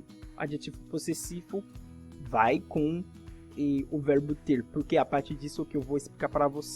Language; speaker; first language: Portuguese; non-native, fluent; French